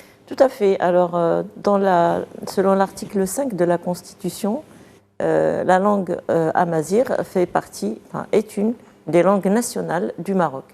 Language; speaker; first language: French; non-native, local second language; Arabic